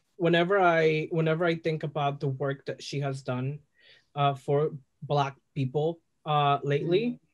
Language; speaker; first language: English; non-native, fluent; Spanish